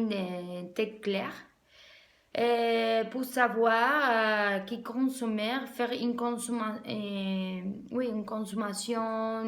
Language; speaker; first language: French; non-native, learner; Spanish